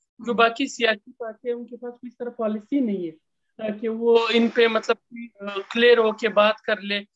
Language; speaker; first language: Urdu; non-native, local second language; Pashto